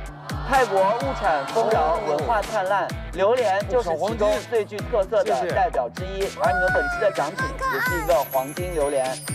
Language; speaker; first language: Chinese; native; Chinese